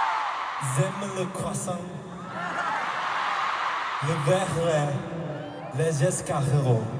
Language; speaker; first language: French; non-native, learner; Korean